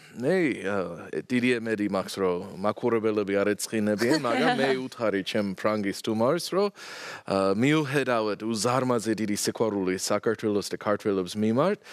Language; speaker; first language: Georgian; non-native, fluent; English